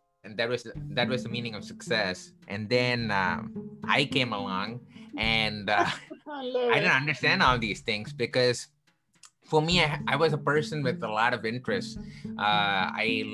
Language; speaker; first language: English; non-native, local second language; Tamil